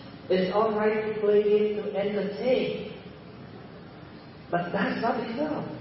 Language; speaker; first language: English; early bilingual, other home language; Vietnamese